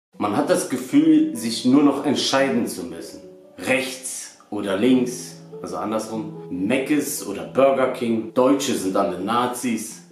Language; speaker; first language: German; early bilingual, other home language; Albanian